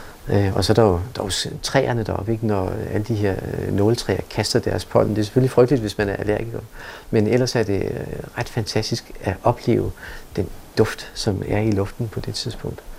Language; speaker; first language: Danish; native; Danish